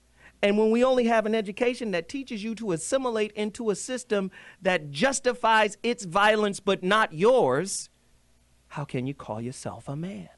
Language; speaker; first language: English; native; English